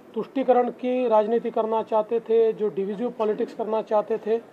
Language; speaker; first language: Hindi; non-native, local second language; Marathi